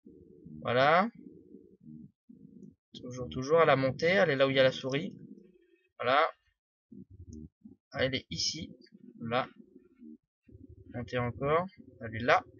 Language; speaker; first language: French; native; French